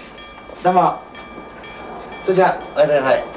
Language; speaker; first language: Japanese; native; Japanese